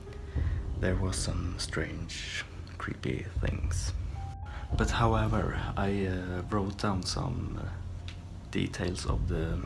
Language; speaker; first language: English; non-native, fluent; Swedish